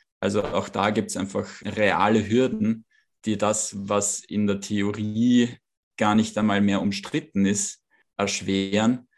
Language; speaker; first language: German; native; German